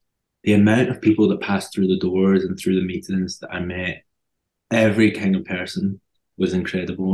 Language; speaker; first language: English; native; English